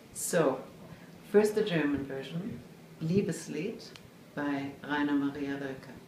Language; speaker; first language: English; non-native, fluent; German